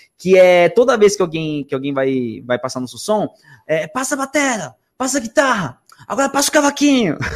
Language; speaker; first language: Portuguese; early bilingual, other home language; Spanish